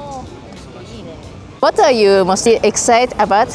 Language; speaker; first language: English; non-native, learner; Japanese